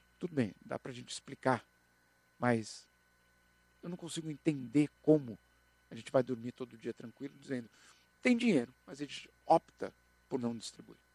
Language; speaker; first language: Portuguese; native; Portuguese